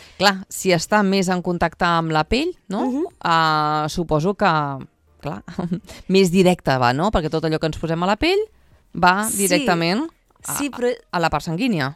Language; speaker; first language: Catalan; native; Catalan